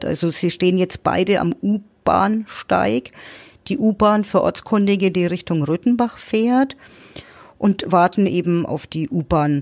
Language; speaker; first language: German; native; German